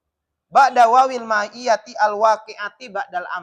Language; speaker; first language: Arabic; non-native, fluent; Indonesian